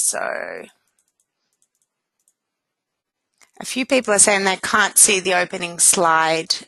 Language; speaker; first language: English; native; English